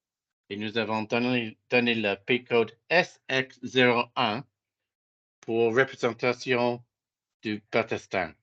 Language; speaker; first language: French; non-native, fluent; English